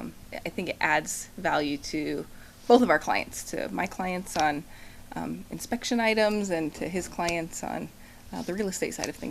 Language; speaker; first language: English; native; English